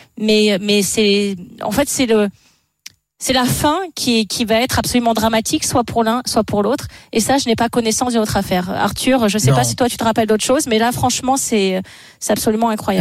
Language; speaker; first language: French; native; French